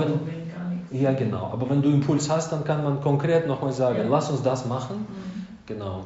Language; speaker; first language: German; non-native, fluent; Russian